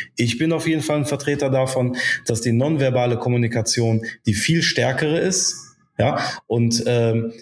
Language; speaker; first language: German; early bilingual, other home language; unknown